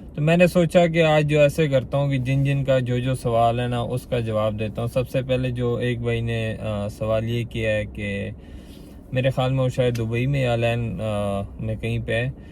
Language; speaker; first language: Urdu; non-native, local second language; Pashto